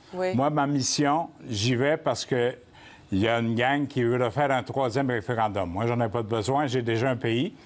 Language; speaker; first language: French; native; French